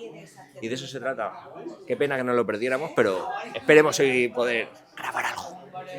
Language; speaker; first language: Spanish; native; Spanish